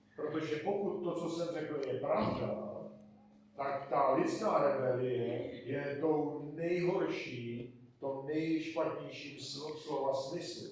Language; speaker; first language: Czech; native; Czech